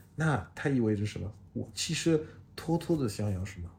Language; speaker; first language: Chinese; non-native, fluent; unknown